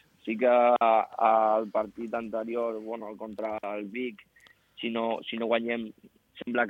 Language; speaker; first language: Catalan; non-native, local second language; Spanish